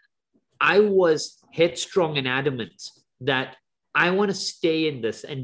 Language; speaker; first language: English; native; English